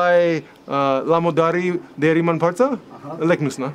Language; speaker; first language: Nepali; non-native, learner; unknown